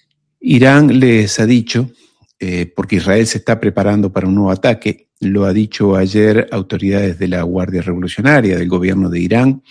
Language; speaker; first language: Spanish; native; Spanish